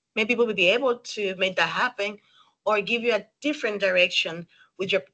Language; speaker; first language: English; non-native, fluent; Spanish